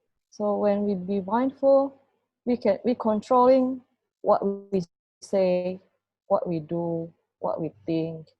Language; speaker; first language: English; non-native, fluent; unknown